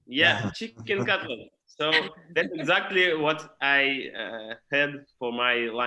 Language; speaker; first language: English; non-native, learner; Russian